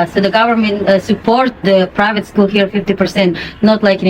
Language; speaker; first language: English; non-native, fluent; Indonesian